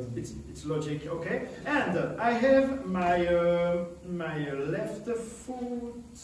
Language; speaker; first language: English; non-native, learner; French